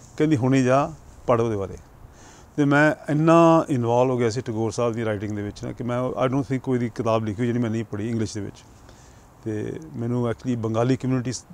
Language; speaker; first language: Punjabi; early bilingual, heritage; Punjabi